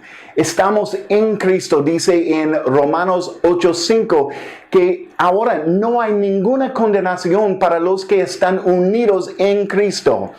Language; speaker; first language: Spanish; non-native, fluent; English